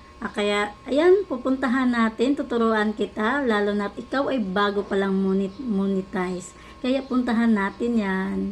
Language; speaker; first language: Filipino; native; Filipino